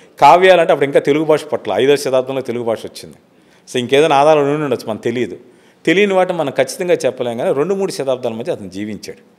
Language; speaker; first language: Telugu; native; Telugu